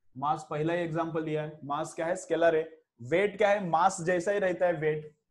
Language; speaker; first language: Hindi; non-native, local second language; Marathi